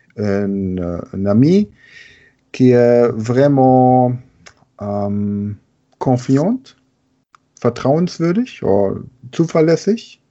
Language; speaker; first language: French; non-native, learner; German